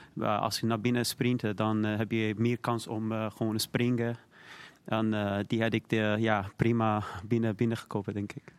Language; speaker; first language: Dutch; non-native, learner; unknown